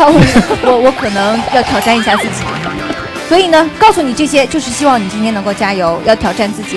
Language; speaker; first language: Chinese; native; Chinese